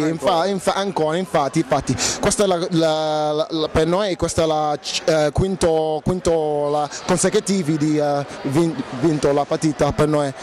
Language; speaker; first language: Italian; non-native, learner; English